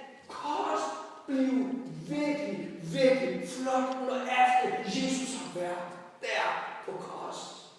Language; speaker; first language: Danish; non-native, fluent; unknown